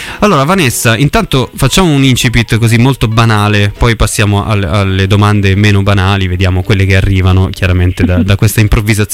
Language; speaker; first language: Italian; native; Italian